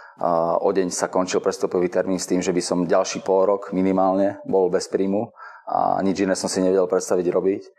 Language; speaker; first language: Slovak; native; Slovak